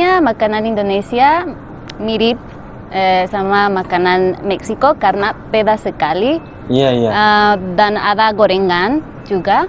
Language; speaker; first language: Indonesian; non-native, learner; Spanish